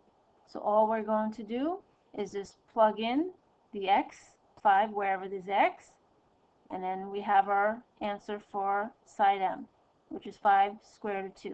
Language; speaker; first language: English; native; English